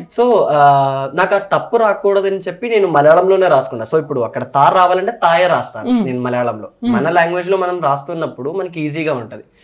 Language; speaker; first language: Telugu; non-native, local second language; Malayalam